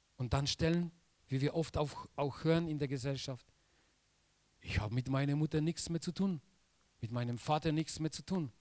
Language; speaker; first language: German; non-native, fluent; Polish